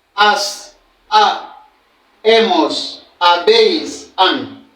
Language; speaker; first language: Spanish; non-native, fluent; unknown